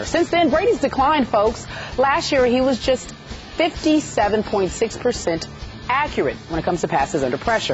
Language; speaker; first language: English; native; English